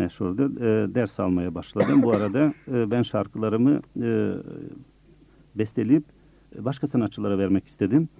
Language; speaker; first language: Turkish; early bilingual, other home language; Bosnian